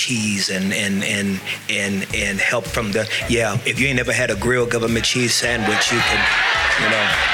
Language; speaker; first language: English; native; English